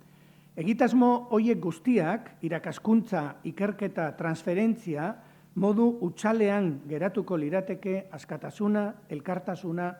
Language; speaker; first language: Basque; native; Basque